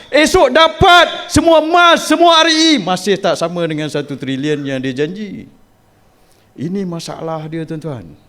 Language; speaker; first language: Malay; native; Malay